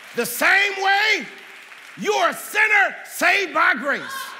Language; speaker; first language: English; native; English